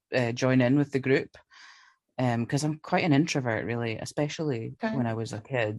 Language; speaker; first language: English; native; English